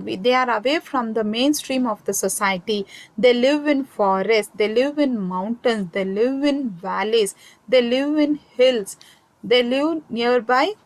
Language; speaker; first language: English; non-native, local second language; Kannada